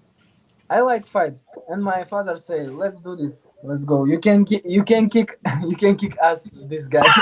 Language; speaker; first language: English; non-native, learner; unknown